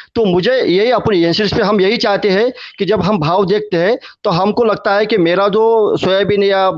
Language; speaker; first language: Hindi; non-native, local second language; Marathi